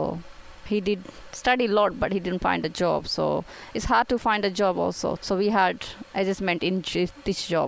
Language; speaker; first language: English; non-native, local second language; Kannada